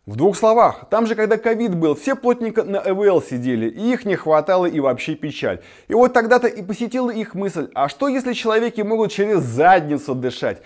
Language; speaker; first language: Russian; native; Russian